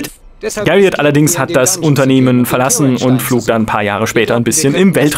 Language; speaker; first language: German; native; German